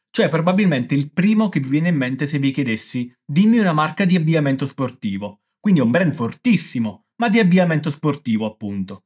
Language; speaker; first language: Italian; native; Italian